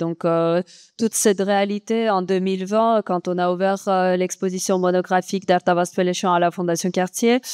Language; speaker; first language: French; non-native, fluent; Armenian